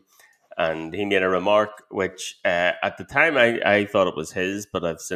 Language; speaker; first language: English; native; English